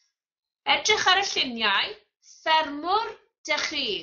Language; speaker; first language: Welsh; non-native, fluent; English